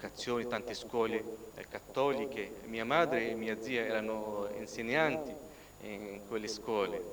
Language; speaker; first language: Italian; non-native, fluent; Arabic